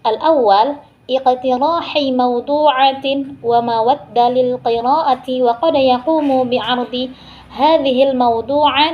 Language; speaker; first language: Arabic; non-native, learner; Indonesian